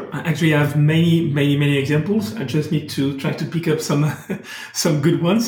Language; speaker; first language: English; non-native, fluent; French